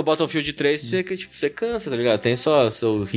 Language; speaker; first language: Portuguese; native; Portuguese